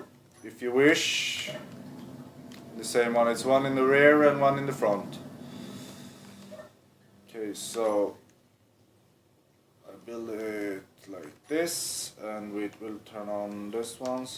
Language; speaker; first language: English; non-native, fluent; Swedish